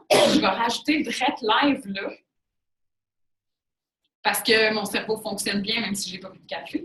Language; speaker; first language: French; native; French